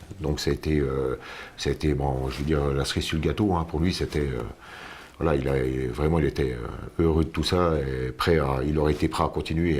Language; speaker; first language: French; native; French